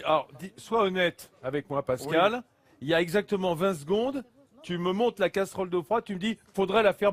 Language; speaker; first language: French; native; French